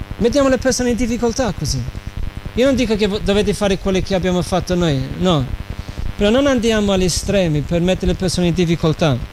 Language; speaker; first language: Italian; non-native, fluent; English